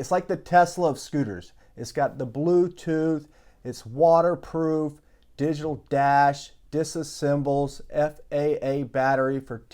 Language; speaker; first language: English; native; English